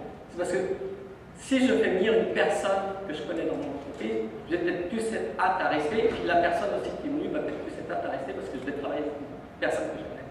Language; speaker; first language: French; native; French